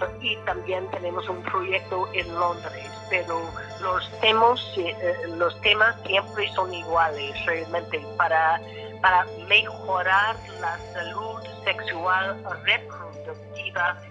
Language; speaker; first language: Spanish; non-native, learner; English